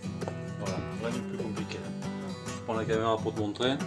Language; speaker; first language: French; native; French